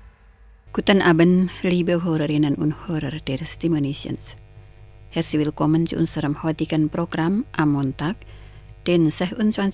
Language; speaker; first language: German; non-native, fluent; Indonesian